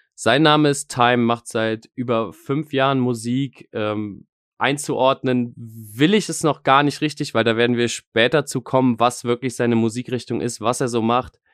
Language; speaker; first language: German; native; German